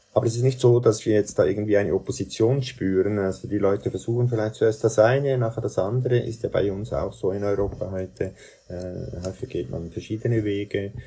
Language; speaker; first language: German; native; German